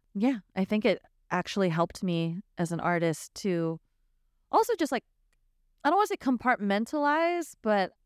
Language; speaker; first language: English; native; English